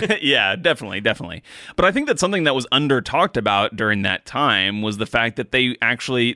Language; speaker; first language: English; native; English